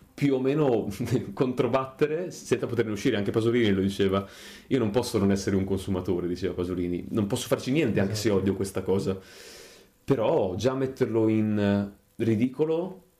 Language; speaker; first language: Italian; native; Italian